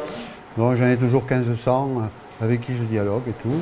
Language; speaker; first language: French; native; French